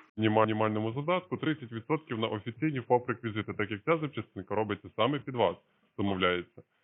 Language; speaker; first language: Ukrainian; native; Ukrainian